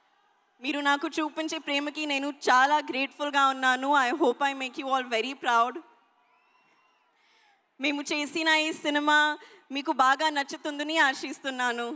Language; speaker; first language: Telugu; non-native, learner; Hindi